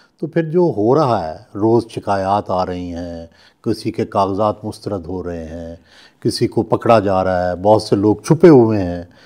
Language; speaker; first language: Urdu; non-native, local second language; Punjabi